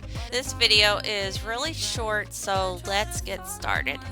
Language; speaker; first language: English; native; English